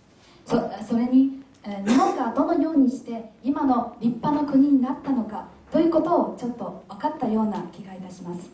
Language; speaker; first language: Japanese; non-native, fluent; Chinese